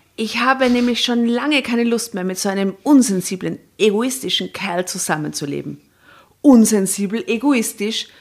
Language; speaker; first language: German; early bilingual, other home language; Serbian